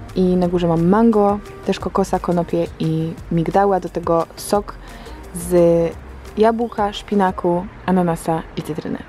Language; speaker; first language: Polish; native; Polish